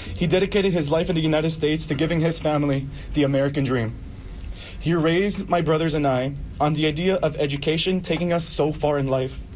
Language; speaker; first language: English; early bilingual, other home language; Spanish